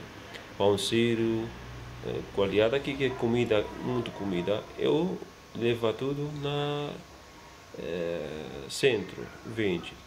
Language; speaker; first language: Portuguese; non-native, learner; Arabic